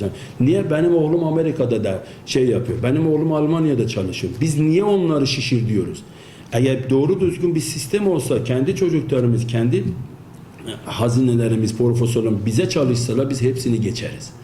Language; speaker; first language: Turkish; non-native, fluent; Azerbaijani